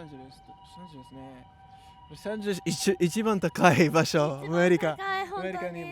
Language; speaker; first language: Japanese; non-native, learner; English